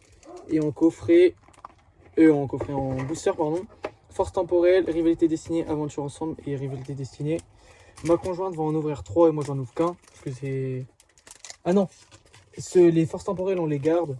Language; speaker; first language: French; native; French